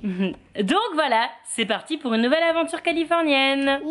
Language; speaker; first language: French; native; French